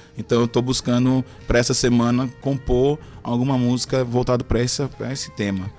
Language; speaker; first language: Portuguese; native; Portuguese